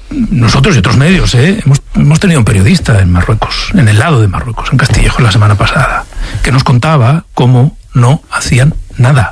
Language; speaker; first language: Spanish; native; Spanish